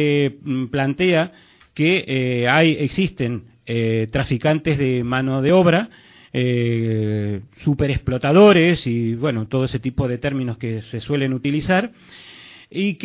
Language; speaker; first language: Spanish; native; Spanish